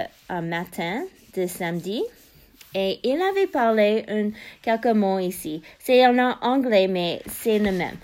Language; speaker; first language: French; non-native, learner; English